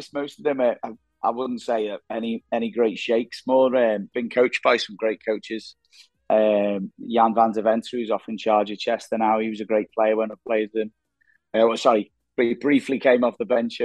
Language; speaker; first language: English; native; English